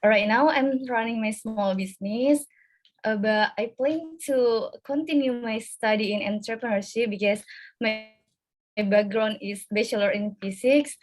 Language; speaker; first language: English; non-native, fluent; Indonesian